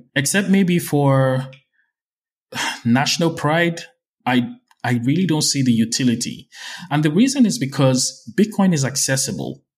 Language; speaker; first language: English; non-native, local second language; Yoruba